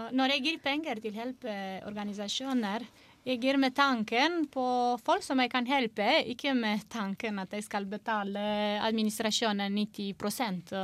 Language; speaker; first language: Norwegian; non-native, fluent; Romanian